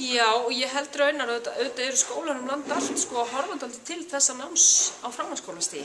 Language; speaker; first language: Icelandic; native; Icelandic